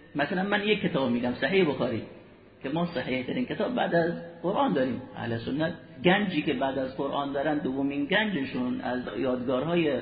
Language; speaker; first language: Persian; native; Persian